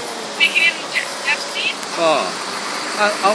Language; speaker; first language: English; non-native, local second language; Arabic